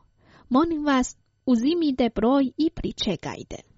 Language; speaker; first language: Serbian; non-native, fluent; Chinese